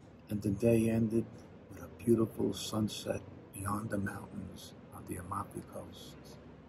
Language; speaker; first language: English; native; English